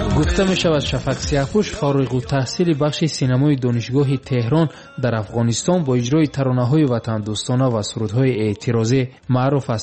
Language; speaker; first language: Tajik; native; Tajik